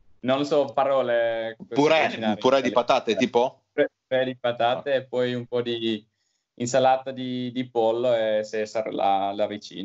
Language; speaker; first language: Italian; non-native, learner; Finnish